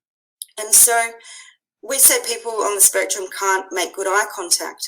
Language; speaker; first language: English; native; English